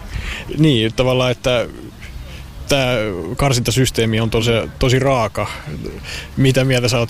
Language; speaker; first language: Finnish; native; Finnish